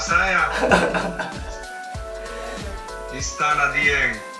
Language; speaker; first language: Indonesian; non-native, learner; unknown